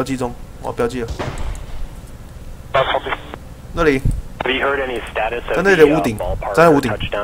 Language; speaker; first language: Chinese; native; Chinese